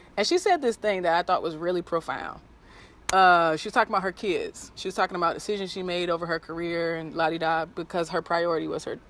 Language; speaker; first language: English; native; English